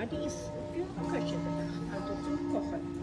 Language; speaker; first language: German; native; German